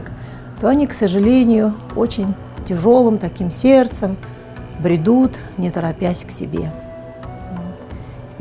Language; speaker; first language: Russian; native; Russian